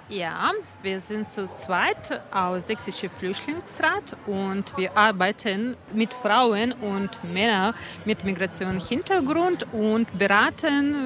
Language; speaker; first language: German; non-native, learner; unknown